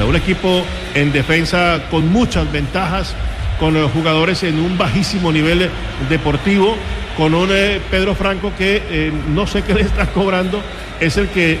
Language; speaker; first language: Spanish; native; Spanish